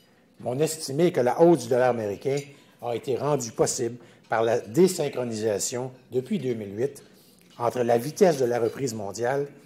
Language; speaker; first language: French; native; French